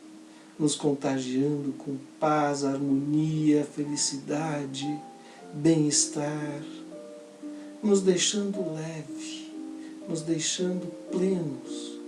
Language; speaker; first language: Portuguese; native; Portuguese